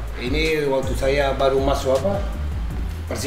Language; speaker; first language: Indonesian; non-native, learner; Spanish